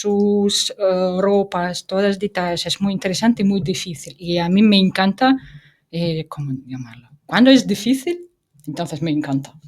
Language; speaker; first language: Spanish; non-native, fluent; Russian